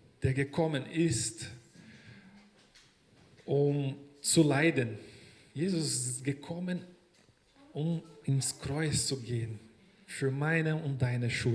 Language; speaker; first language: German; non-native, fluent; Portuguese